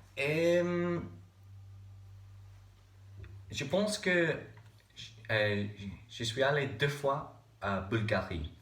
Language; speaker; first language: French; non-native, learner; English